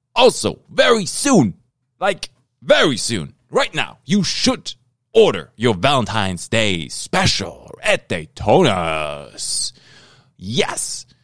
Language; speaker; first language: English; non-native, fluent; German